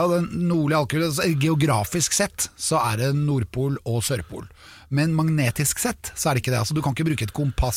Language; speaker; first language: Norwegian; native; Norwegian